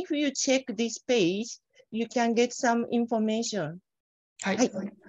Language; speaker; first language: English; non-native, fluent; Japanese